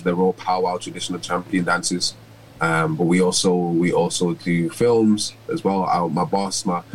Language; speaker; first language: English; native; English